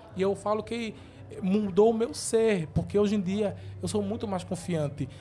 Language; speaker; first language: Portuguese; native; Portuguese